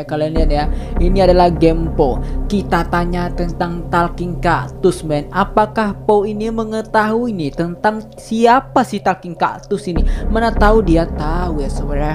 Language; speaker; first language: Indonesian; native; Indonesian